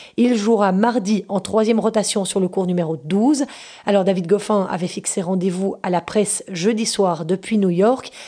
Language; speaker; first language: French; native; French